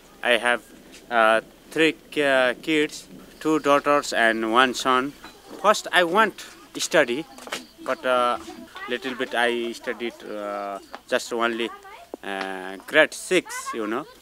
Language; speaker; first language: English; non-native, learner; Nepali